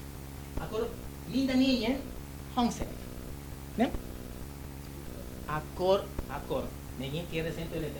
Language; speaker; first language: Hungarian; non-native, learner; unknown